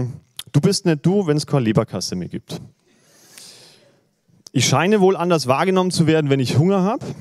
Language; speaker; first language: German; native; German